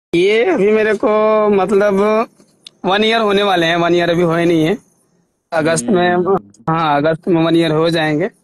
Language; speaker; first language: Hindi; native; Hindi